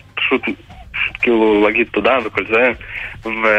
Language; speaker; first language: Hebrew; non-native, fluent; Russian